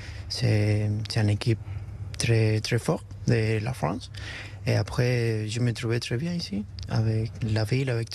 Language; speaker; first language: French; non-native, learner; Spanish